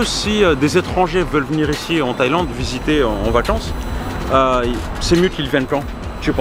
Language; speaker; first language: French; native; French